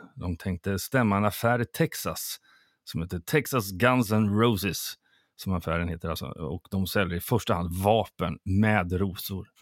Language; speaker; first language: Swedish; native; Swedish